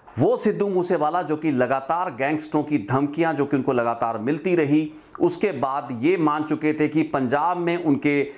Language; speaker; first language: Hindi; non-native, local second language; Punjabi